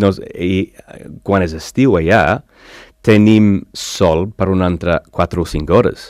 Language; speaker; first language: Catalan; non-native, learner; English